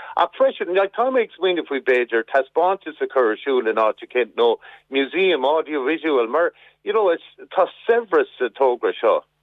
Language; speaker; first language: Irish; non-native, local second language; English